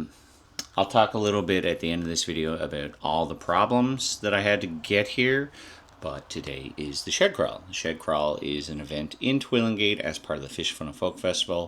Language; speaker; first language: English; native; English